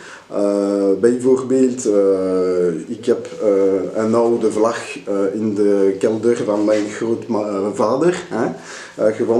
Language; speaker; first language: Dutch; non-native, local second language; French